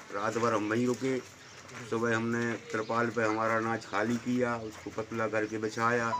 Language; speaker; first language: Hindi; native; Hindi